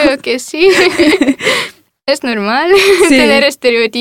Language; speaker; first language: Spanish; non-native, fluent; Russian